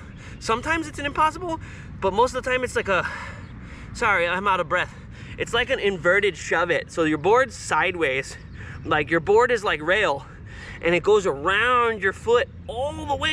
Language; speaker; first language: English; native; English